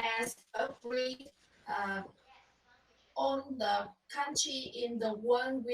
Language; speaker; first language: English; non-native, learner; Vietnamese